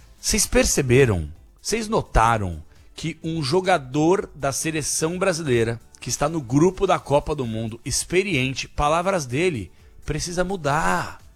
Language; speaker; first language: Portuguese; native; Portuguese